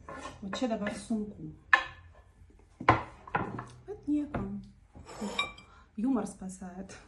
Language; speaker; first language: Lithuanian; non-native, learner; Russian